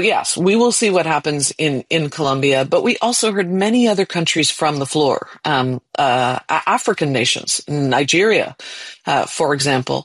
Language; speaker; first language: English; native; English